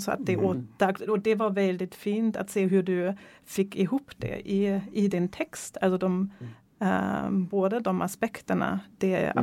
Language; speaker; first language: Swedish; non-native, fluent; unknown